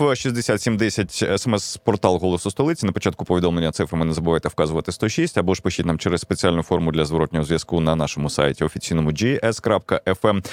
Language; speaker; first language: Ukrainian; native; Ukrainian